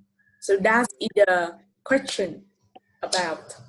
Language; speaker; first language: English; non-native, fluent; Vietnamese